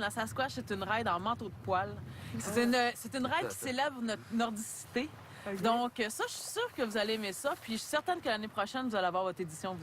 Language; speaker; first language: French; native; French